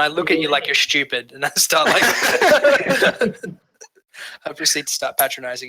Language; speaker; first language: English; native; English